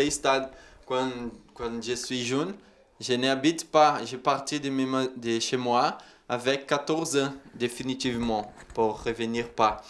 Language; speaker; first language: French; non-native, learner; Portuguese